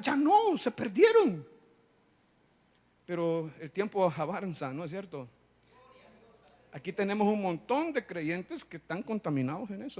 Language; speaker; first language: Spanish; native; Spanish